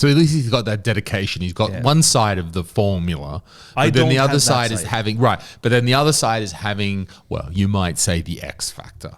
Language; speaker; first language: English; native; English